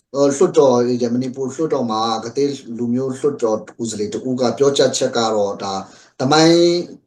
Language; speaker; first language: Burmese; non-native, local second language; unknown